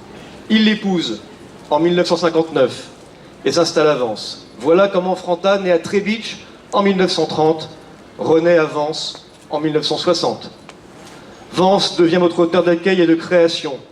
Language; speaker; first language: French; native; French